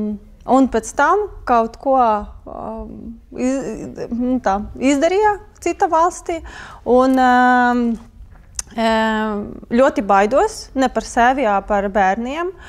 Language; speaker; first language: Latvian; non-native, learner; Ukrainian